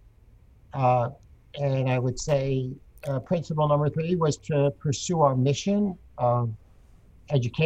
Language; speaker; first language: English; native; English